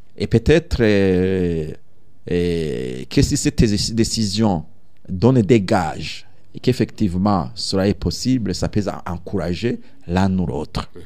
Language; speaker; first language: French; non-native, local second language; Rundi